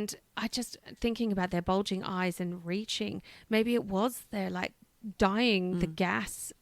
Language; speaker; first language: English; native; English